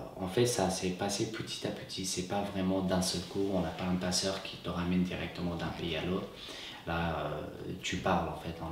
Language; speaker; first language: French; non-native, fluent; Persian